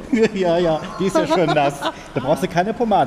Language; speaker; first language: German; native; German